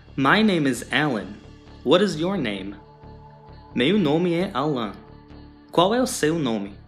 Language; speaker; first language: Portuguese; non-native, fluent; English